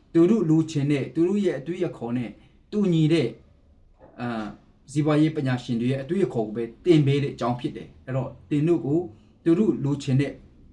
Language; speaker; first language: Burmese; non-native, local second language; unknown